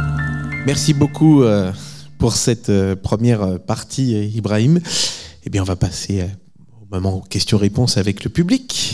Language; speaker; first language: French; native; French